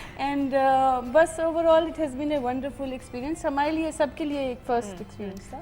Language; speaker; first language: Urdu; native; Urdu